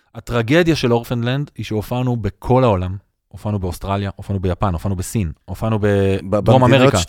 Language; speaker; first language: Hebrew; native; Hebrew